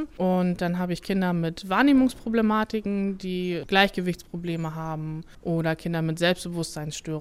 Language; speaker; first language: German; native; German